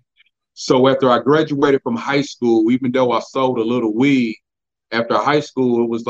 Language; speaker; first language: English; native; English